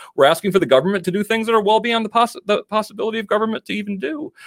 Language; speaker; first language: English; native; English